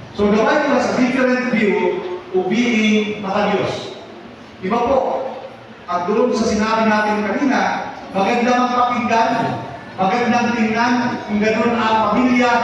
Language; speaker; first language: Filipino; non-native, local second language; Cebuano